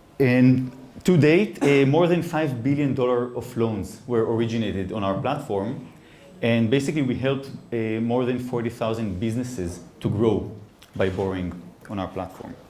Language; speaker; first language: English; non-native, fluent; Hebrew